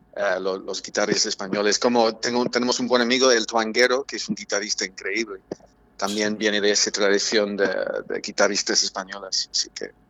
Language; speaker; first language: Spanish; non-native, fluent; English